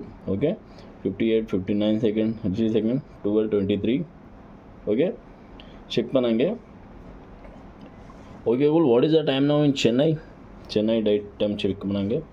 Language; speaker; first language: Tamil; non-native, learner; Kannada